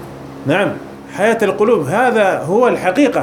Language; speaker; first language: Arabic; non-native, fluent; French